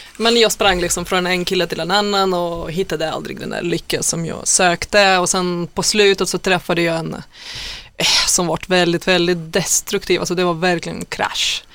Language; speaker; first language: Swedish; non-native, fluent; Lithuanian